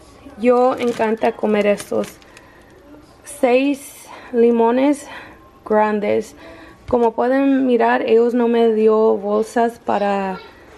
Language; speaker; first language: Spanish; early bilingual, heritage; Spanish